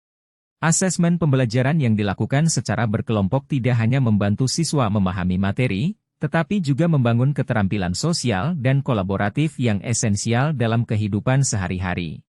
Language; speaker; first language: Indonesian; native; Indonesian